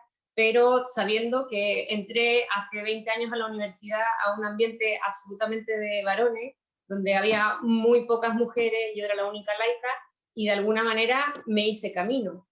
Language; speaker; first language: Spanish; native; Spanish